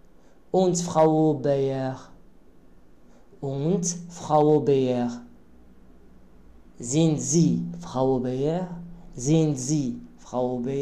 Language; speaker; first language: German; non-native, learner; Arabic